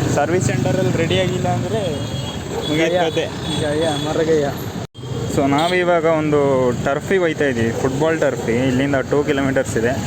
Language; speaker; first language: Kannada; native; Kannada